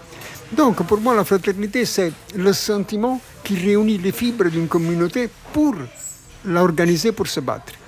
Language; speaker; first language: French; non-native, fluent; Italian